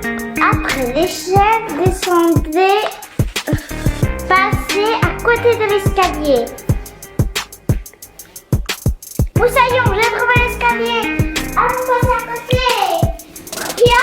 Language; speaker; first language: French; native; French